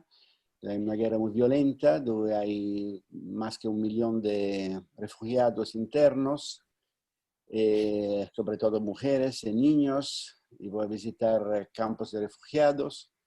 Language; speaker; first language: Spanish; non-native, fluent; Italian